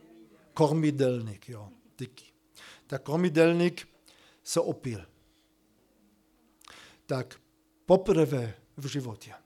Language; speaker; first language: Czech; non-native, fluent; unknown